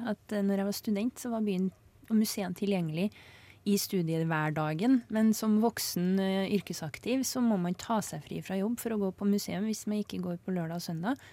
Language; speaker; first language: Norwegian; native; Norwegian